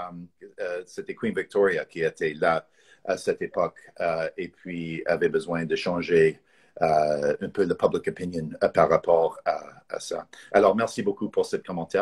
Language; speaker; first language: French; non-native, fluent; English